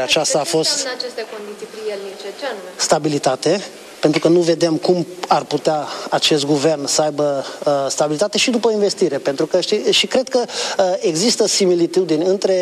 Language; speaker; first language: Romanian; non-native, local second language; Hungarian